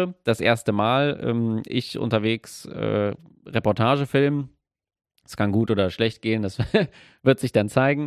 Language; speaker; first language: German; native; German